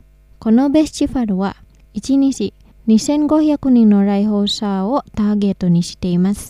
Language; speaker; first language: Japanese; non-native, fluent; Indonesian